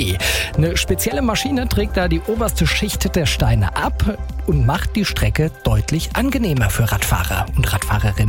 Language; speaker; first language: German; native; German